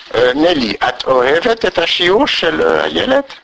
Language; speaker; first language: Hebrew; non-native, learner; French